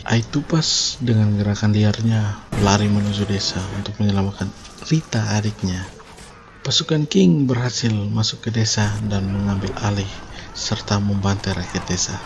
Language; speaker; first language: Indonesian; native; Indonesian